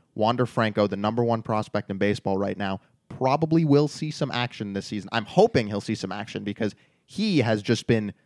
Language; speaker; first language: English; native; English